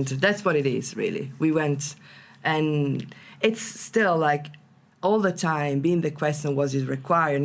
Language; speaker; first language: English; non-native, fluent; Italian